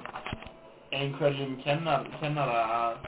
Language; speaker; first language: Icelandic; non-native, learner; English